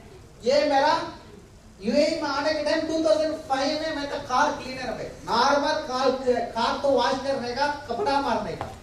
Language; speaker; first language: Hindi; non-native, local second language; Tamil